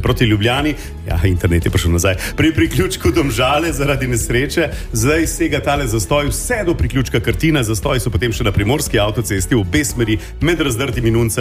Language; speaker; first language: Slovenian; native; Slovenian